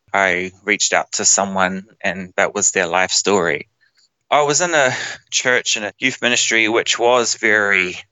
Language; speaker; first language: English; native; English